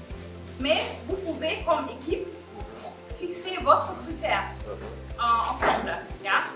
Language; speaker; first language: French; non-native, fluent; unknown